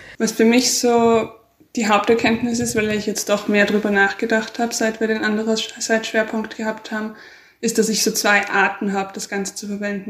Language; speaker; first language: German; native; German